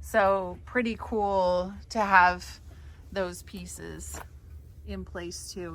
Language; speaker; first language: English; native; English